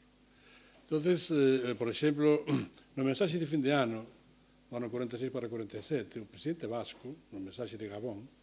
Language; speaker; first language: Galician; native; Galician